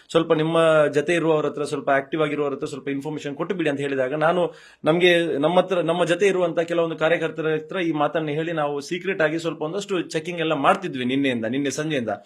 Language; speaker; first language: Kannada; native; Kannada